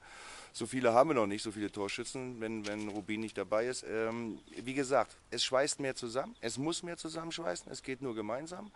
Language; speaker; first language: German; native; German